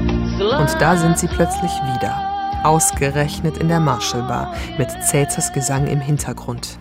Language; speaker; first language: German; native; German